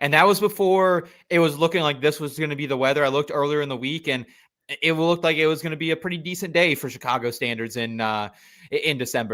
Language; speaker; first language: English; native; English